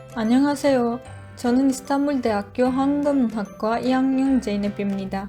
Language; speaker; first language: Korean; non-native, learner; Turkish